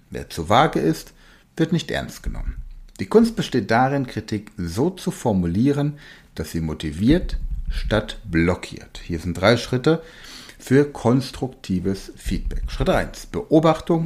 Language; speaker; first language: German; native; German